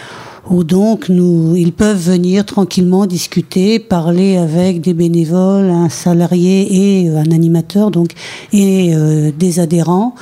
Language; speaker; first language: French; native; French